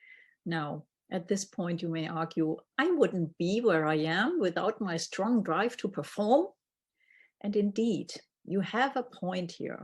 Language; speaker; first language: English; non-native, fluent; German